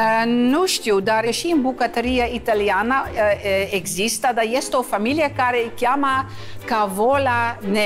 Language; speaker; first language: Romanian; non-native, fluent; Dutch